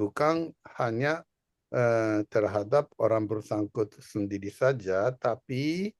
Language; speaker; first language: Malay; non-native, fluent; Japanese